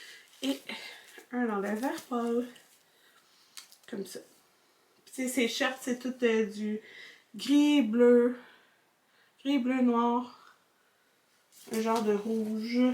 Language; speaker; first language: French; native; French